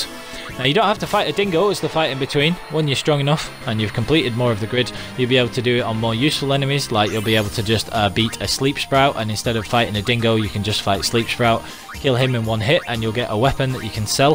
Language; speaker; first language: English; native; English